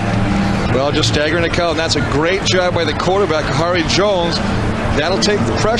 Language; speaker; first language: English; native; English